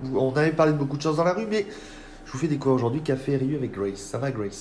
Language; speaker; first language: French; native; French